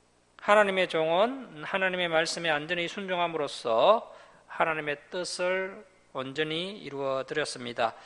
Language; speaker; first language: Korean; native; Korean